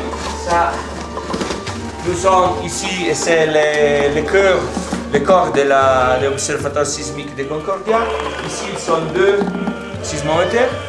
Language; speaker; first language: French; non-native, learner; Italian